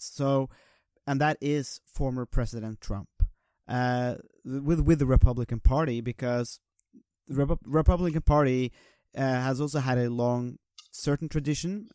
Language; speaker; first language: English; non-native, fluent; Norwegian